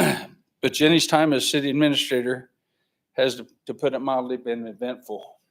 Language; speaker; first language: English; native; English